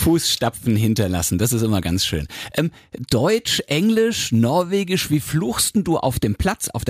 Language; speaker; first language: German; native; German